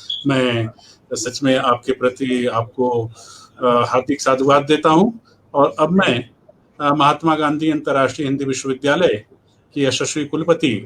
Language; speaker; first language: Hindi; native; Hindi